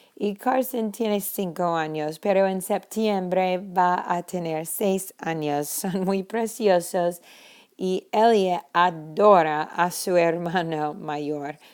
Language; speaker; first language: Spanish; non-native, fluent; English